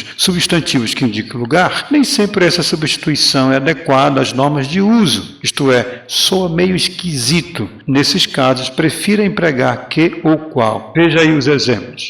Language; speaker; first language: Portuguese; native; Portuguese